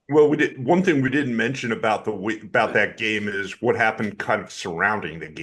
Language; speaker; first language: English; native; English